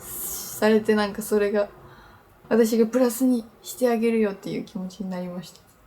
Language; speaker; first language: Japanese; native; Japanese